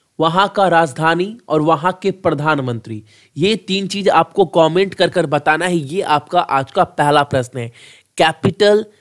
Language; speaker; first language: Hindi; native; Hindi